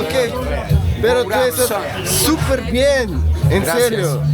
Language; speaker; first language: Spanish; non-native, learner; German